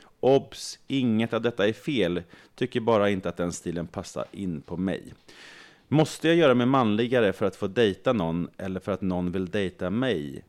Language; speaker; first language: Swedish; native; Swedish